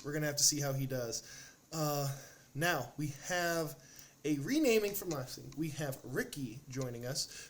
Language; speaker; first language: English; native; English